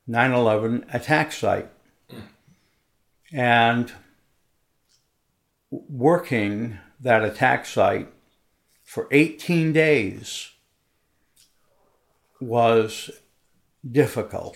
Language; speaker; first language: English; native; English